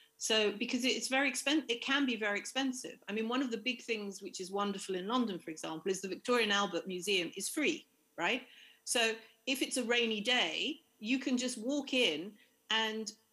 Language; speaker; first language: English; native; English